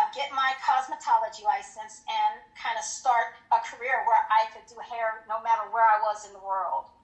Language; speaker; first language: English; native; English